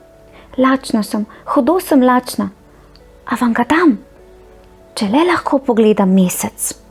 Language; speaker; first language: Slovenian; native; Slovenian